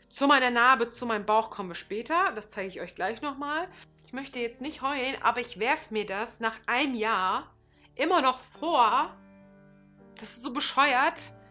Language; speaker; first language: German; early bilingual, other home language; Turkish